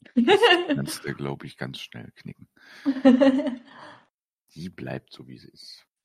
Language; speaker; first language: German; native; German